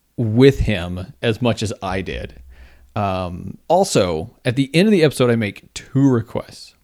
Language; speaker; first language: English; native; English